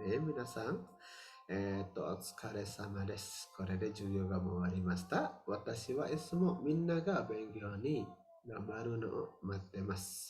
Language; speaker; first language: Japanese; non-native, fluent; Indonesian